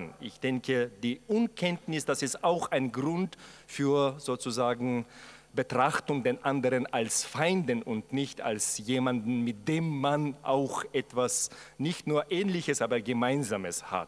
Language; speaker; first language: German; non-native, fluent; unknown